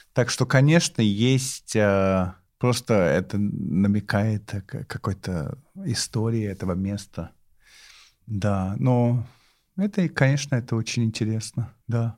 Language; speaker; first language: Russian; non-native, fluent; English